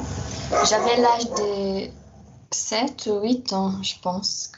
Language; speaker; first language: French; non-native, fluent; Portuguese